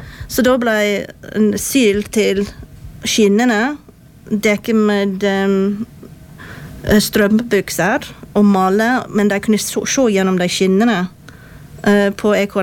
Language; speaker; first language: Norwegian; non-native, fluent; English